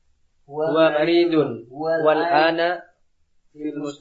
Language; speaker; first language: Arabic; non-native, learner; Indonesian